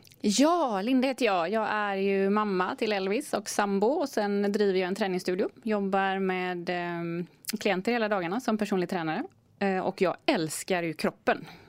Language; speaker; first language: Swedish; native; Swedish